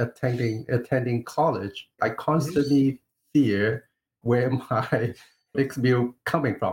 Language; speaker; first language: English; non-native, local second language; Cantonese